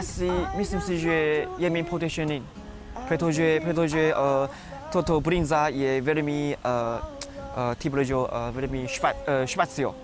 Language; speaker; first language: Slovak; non-native, learner; Chinese